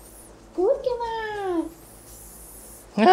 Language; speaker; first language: German; non-native, learner; Thai